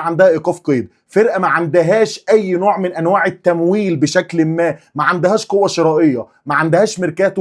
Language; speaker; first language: Arabic; native; Arabic